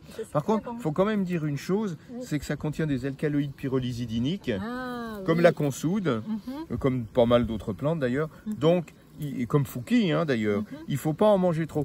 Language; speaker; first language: French; native; French